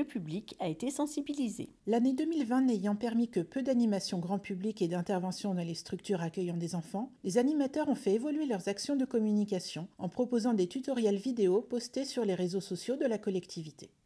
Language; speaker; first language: French; native; French